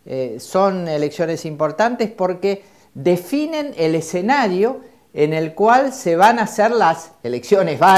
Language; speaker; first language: Spanish; native; Spanish